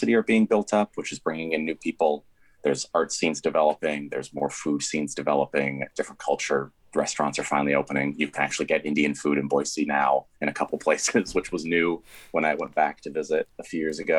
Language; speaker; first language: English; native; English